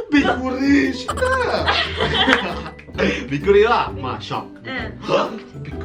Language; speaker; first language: Japanese; non-native, fluent; Indonesian